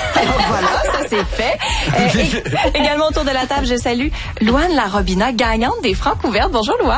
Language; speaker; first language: French; native; French